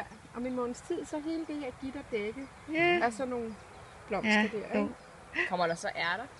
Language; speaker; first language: Danish; native; Danish